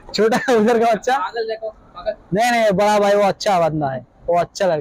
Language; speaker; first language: Hindi; non-native, learner; Bangla